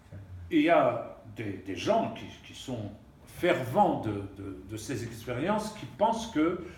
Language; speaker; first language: French; native; French